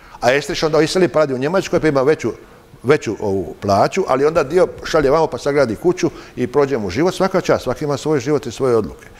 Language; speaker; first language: Croatian; native; Croatian